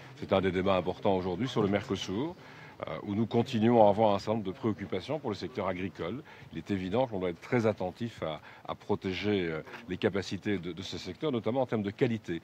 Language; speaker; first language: French; native; French